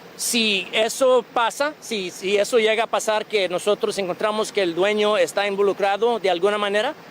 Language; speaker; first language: Spanish; early bilingual, other home language; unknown